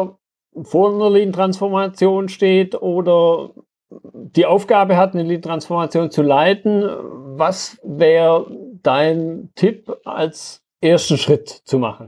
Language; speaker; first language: German; native; German